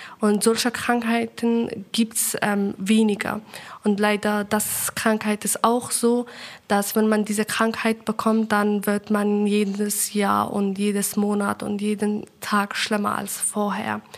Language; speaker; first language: German; non-native, fluent; Persian